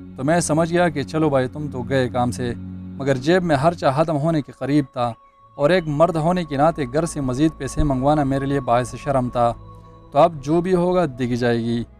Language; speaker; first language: Urdu; non-native, local second language; Pashto